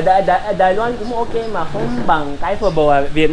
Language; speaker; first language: Vietnamese; non-native, learner; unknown